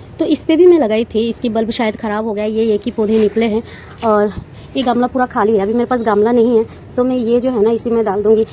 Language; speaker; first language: Hindi; non-native, local second language; Bangla